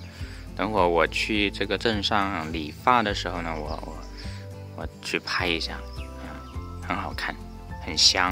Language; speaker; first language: Chinese; native; Chinese